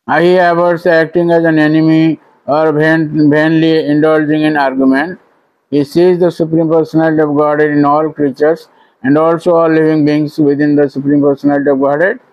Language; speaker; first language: English; non-native, local second language; Odia